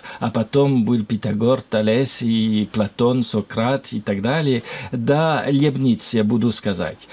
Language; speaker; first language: Russian; non-native, learner; French